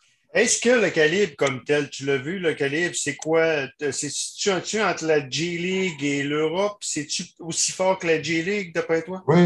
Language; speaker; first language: French; native; French